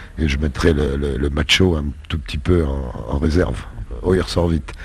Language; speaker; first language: French; native; French